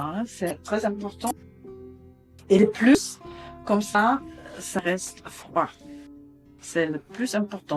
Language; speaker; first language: French; non-native, fluent; German